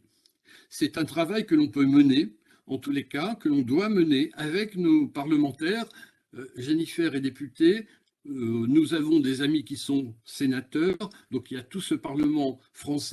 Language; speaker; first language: French; native; French